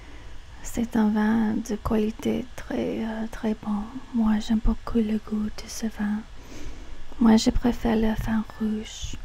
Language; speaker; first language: French; non-native, learner; English